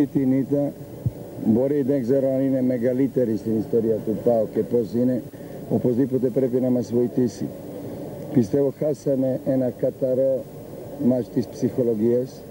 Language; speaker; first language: Greek; non-native, fluent; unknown